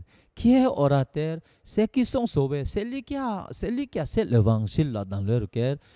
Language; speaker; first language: French; non-native, learner; Korean